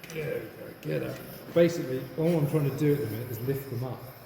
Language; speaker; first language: English; native; English